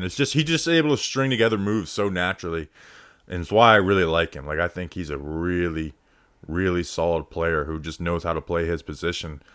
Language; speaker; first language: English; native; English